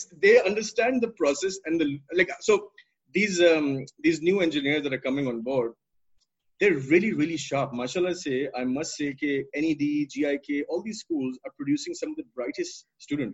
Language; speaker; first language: English; non-native, local second language; Urdu